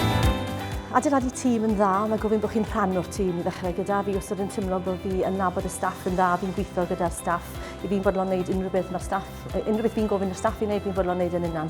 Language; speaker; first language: Welsh; native; Welsh